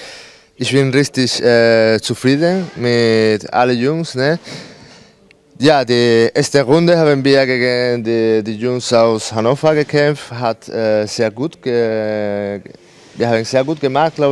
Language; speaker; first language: German; non-native, fluent; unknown